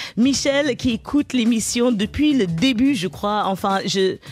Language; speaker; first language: French; native; French